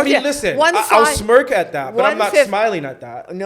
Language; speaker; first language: English; native; English